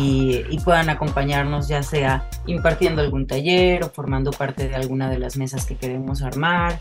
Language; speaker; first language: Spanish; native; Spanish